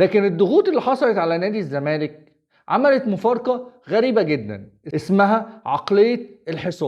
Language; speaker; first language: Arabic; native; Arabic